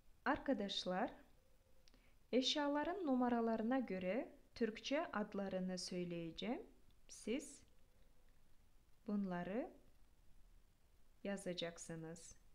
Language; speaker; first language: Turkish; non-native, fluent; Kyrgyz